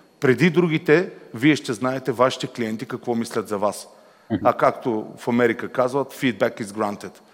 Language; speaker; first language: Bulgarian; native; Bulgarian